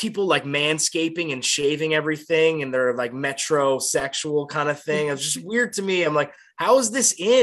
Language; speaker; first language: English; native; English